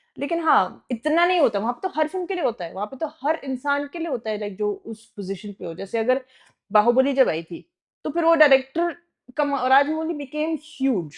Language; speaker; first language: Hindi; non-native, fluent; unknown